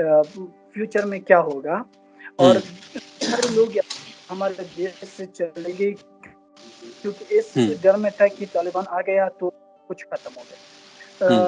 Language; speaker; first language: Hindi; non-native, learner; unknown